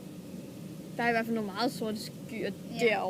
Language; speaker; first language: Danish; native; Danish